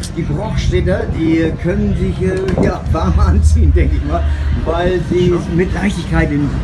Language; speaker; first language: German; native; German